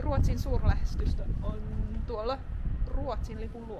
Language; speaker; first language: Finnish; native; Finnish